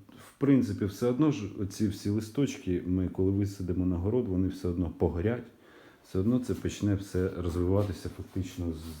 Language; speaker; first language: Ukrainian; native; Ukrainian